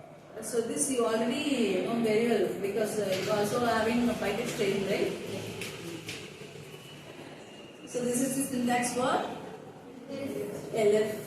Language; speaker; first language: English; non-native, local second language; Tamil